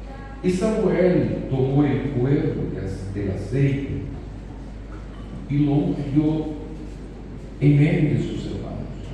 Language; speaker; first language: Spanish; non-native, fluent; Portuguese